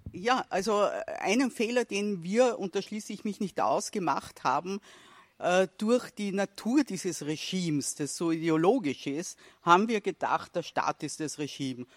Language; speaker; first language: German; native; German